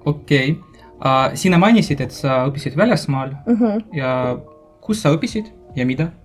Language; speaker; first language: Estonian; non-native, local second language; Russian